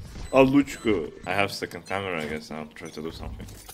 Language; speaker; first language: English; non-native, fluent; Russian